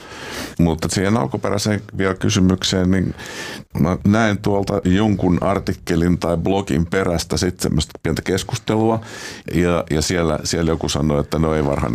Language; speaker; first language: Finnish; native; Finnish